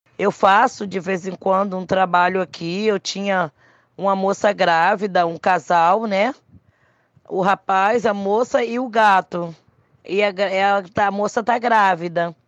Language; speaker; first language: Portuguese; native; Portuguese